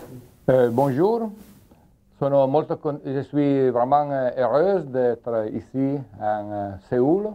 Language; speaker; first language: French; non-native, learner; Italian